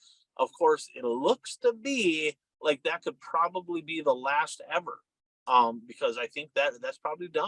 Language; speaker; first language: English; native; English